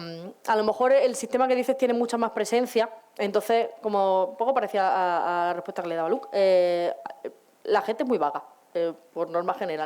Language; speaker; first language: Spanish; native; Spanish